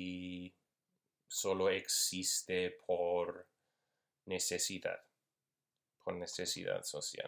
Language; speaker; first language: Spanish; non-native, fluent; English